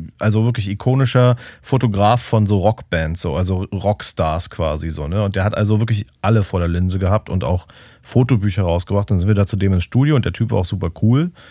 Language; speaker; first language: German; native; German